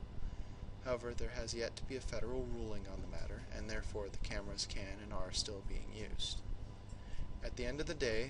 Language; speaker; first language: English; native; English